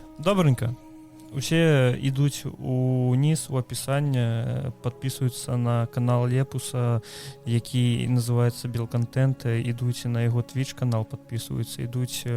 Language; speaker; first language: Belarusian; native; Belarusian